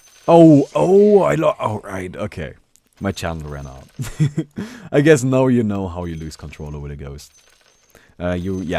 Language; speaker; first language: English; non-native, fluent; German